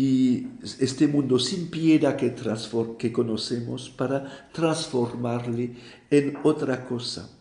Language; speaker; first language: Spanish; non-native, fluent; French